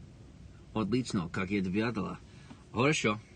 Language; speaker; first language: Russian; non-native, learner; English